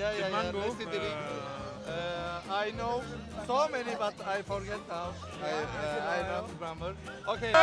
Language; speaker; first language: English; non-native, learner; Turkish